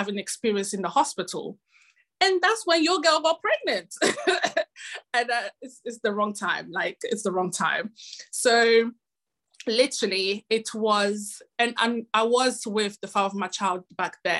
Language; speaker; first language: English; non-native, fluent; Italian